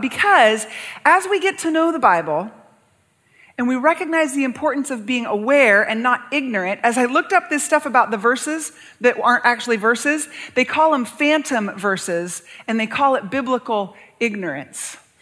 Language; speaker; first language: English; native; English